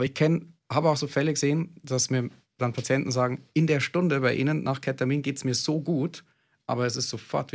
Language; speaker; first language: German; native; German